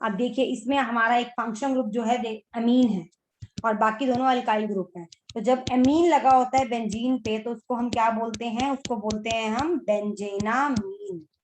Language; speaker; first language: Hindi; native; Hindi